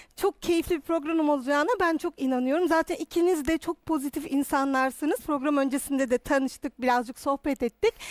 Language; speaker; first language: Turkish; native; Turkish